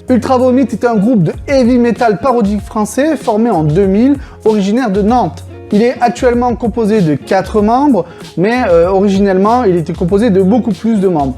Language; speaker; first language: French; native; French